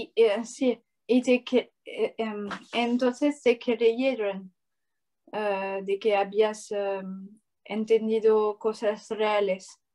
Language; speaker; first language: Spanish; non-native, learner; French